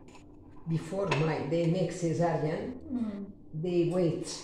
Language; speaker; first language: English; non-native, learner; Arabic